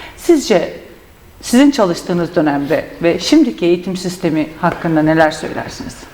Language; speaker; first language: Turkish; native; Turkish